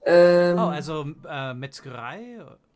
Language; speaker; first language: German; non-native, learner; English